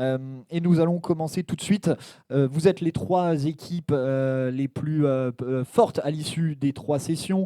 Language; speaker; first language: French; native; French